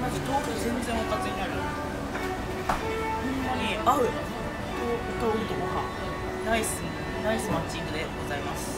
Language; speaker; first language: Japanese; native; Japanese